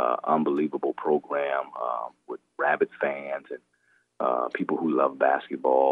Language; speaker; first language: English; native; English